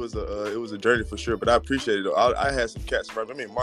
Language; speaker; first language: English; native; English